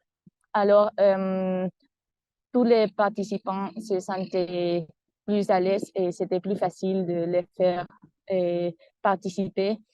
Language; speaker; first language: French; non-native, fluent; Spanish